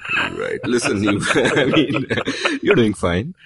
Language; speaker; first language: English; non-native, local second language; Hindi